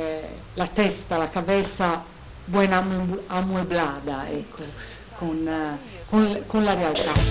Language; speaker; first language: Spanish; non-native, learner; Italian